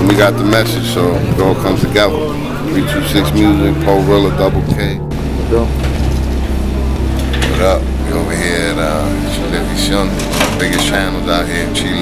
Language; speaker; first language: English; early bilingual, other home language; Spanish